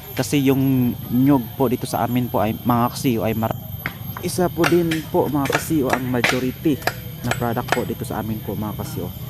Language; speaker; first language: Filipino; non-native, local second language; Cebuano